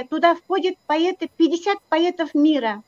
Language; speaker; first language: Russian; non-native, local second language; Kyrgyz